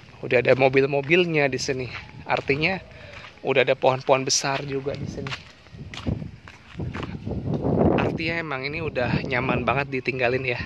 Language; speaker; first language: Indonesian; native; Indonesian